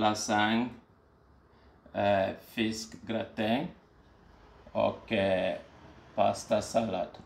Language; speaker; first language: Swedish; non-native, fluent; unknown